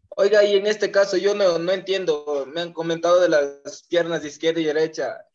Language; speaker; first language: Spanish; native; Spanish